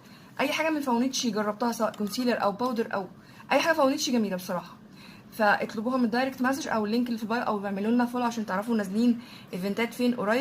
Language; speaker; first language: Arabic; native; Arabic